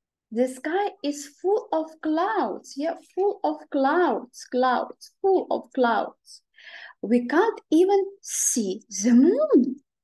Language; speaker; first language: English; non-native, fluent; Ukrainian